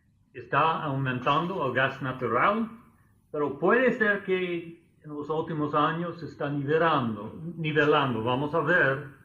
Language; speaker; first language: Spanish; non-native, fluent; English